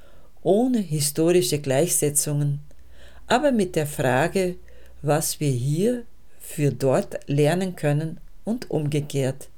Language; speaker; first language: German; native; German